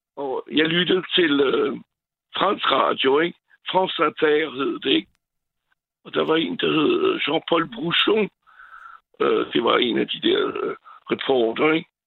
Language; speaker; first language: Danish; non-native, fluent; French